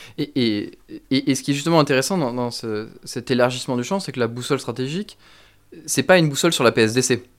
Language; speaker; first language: French; native; French